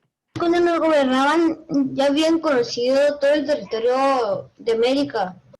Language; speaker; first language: Spanish; native; Spanish